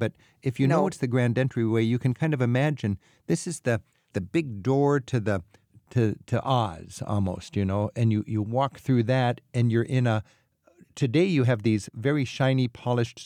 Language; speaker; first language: English; native; English